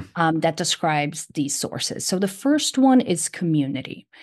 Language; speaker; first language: English; non-native, fluent; Portuguese